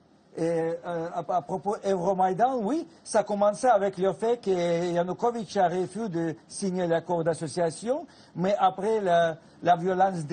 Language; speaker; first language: French; non-native, fluent; Russian